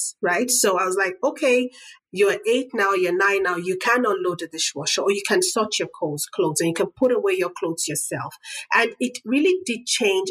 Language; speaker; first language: English; non-native, local second language; Yoruba